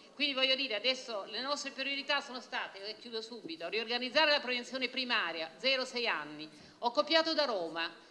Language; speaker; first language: Italian; native; Italian